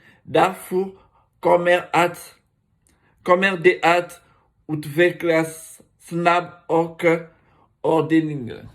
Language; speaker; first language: Swedish; non-native, learner; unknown